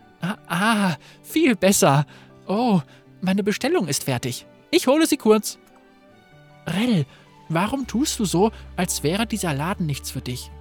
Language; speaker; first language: German; native; German